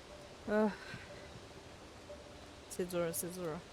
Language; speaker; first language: French; native; French